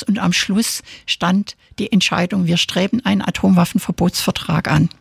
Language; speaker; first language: German; native; German